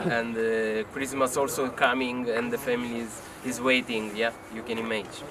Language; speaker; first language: English; non-native, learner; Romanian